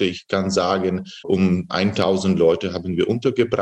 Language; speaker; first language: German; non-native, fluent; Slovak